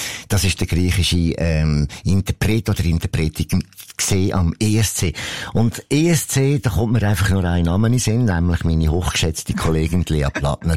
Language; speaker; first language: German; native; German